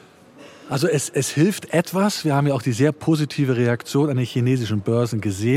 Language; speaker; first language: German; native; German